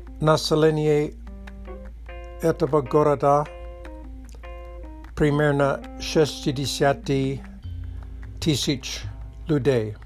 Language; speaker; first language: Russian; non-native, learner; English